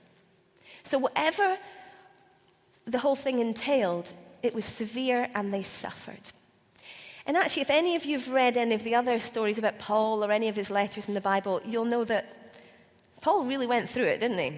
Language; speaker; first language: English; native; English